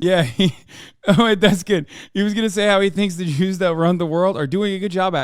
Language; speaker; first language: English; native; English